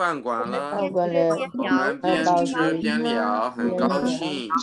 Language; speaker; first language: Chinese; non-native, learner; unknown